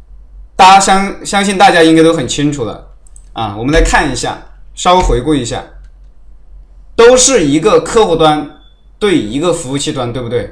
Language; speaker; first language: Chinese; native; Chinese